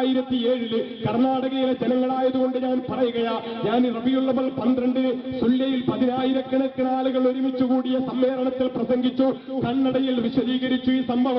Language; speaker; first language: Malayalam; native; Malayalam